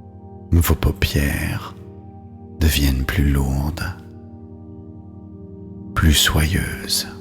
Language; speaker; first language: French; native; French